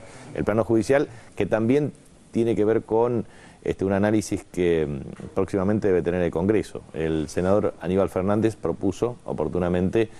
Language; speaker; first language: Spanish; native; Spanish